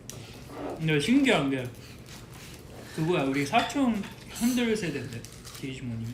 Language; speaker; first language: Korean; non-native, fluent; Japanese